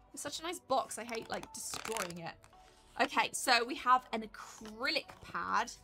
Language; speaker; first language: English; native; English